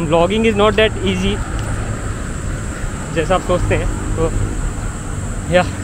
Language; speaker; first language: Hindi; native; Hindi